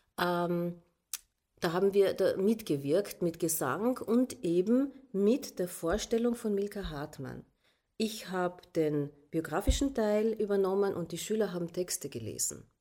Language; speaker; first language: German; non-native, local second language; Slovenian